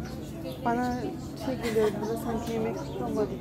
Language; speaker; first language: Turkish; non-native, local second language; Russian